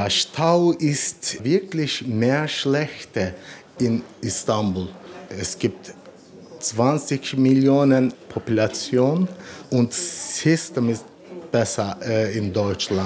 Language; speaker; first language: German; non-native, learner; Turkish